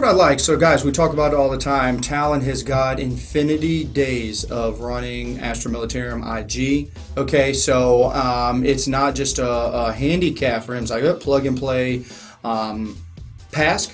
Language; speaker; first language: English; native; English